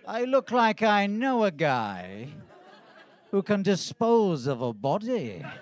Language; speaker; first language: English; native; English